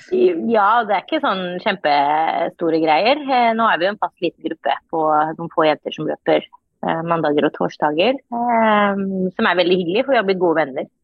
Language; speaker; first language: Norwegian; early bilingual, other home language; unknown